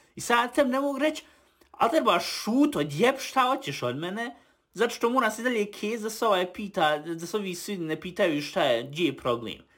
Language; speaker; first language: Bosnian; early bilingual, heritage; Bosnian